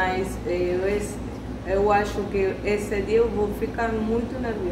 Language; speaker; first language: Portuguese; non-native, learner; Spanish